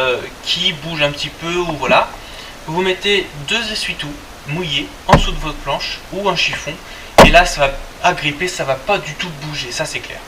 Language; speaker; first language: French; native; French